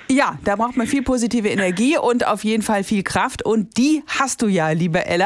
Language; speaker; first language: German; native; German